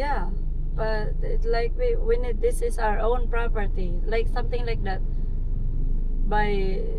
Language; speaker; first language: English; non-native, local second language; Filipino